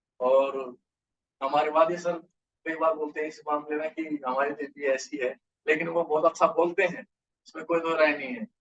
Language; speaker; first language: Hindi; native; Hindi